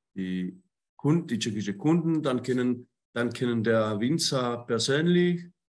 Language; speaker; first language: German; non-native, fluent; Czech